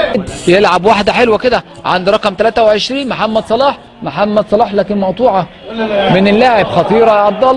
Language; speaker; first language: Arabic; native; Arabic